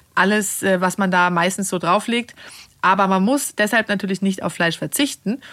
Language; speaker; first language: German; non-native, fluent; Swedish